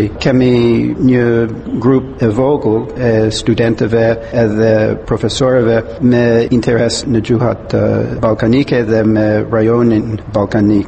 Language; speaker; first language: Albanian; non-native, fluent; English